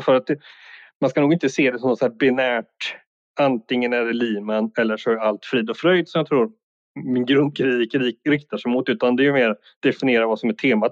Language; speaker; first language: Swedish; native; Swedish